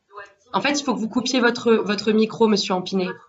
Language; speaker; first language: French; native; French